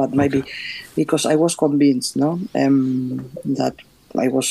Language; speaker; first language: English; non-native, fluent; Spanish